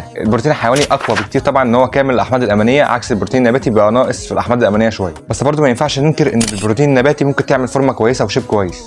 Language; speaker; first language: Arabic; native; Arabic